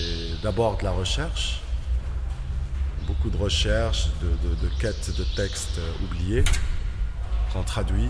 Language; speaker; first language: French; non-native, local second language; Arabic